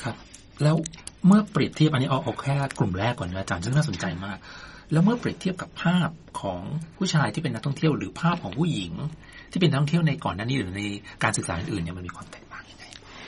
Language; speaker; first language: Thai; native; Thai